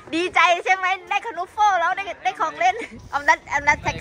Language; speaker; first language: Dutch; non-native, learner; Thai